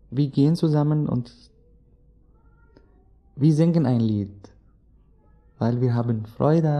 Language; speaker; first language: German; non-native, learner; Arabic